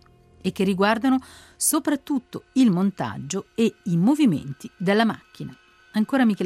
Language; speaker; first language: Italian; native; Italian